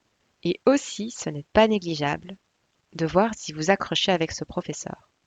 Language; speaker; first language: French; native; French